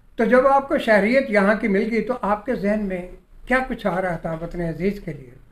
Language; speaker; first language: Urdu; non-native, local second language; Punjabi